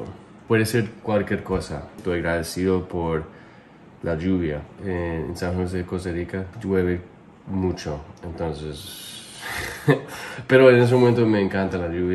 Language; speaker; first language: Spanish; non-native, fluent; English